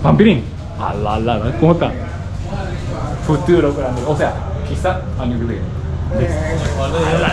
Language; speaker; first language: Spanish; non-native, learner; Japanese